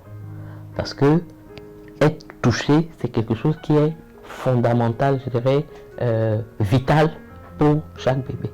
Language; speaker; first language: French; native; French